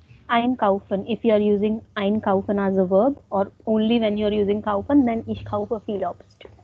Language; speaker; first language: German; non-native, fluent; Hindi